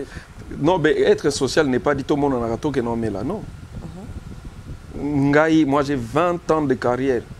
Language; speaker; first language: French; non-native, local second language; Lingala